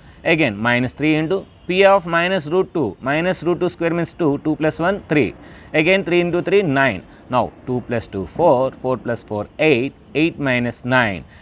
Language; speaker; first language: English; non-native, local second language; Telugu